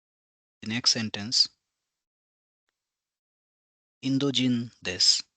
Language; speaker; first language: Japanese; non-native, fluent; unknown